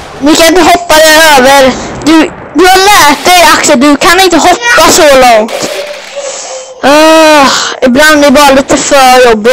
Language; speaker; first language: Swedish; native; Swedish